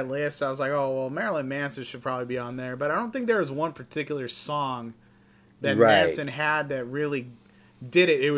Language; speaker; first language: English; native; English